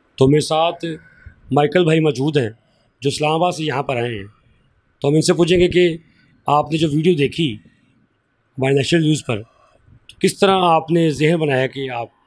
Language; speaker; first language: Urdu; non-native, local second language; Punjabi